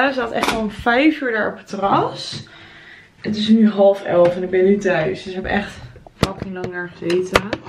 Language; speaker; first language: Dutch; native; Dutch